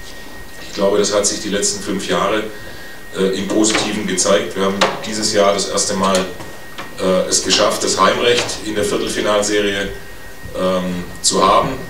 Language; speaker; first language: German; native; German